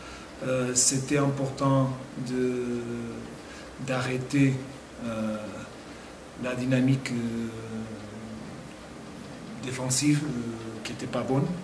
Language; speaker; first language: French; non-native, fluent; Portuguese